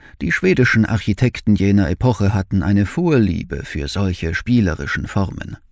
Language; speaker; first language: German; native; German